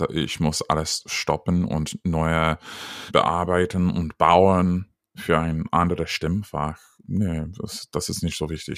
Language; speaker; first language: German; non-native, learner; English